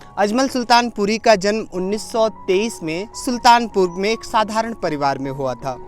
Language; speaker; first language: Hindi; native; Hindi